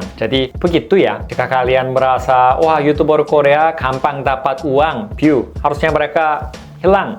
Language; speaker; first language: Indonesian; non-native, fluent; Korean